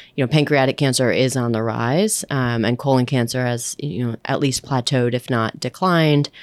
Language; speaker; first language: English; early bilingual, other home language; Filipino